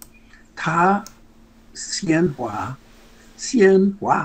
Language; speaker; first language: Chinese; non-native, learner; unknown